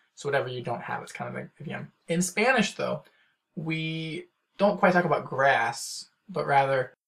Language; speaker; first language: English; native; English